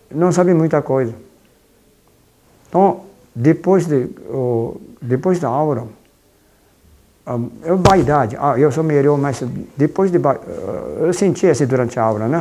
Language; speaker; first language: Portuguese; non-native, fluent; Japanese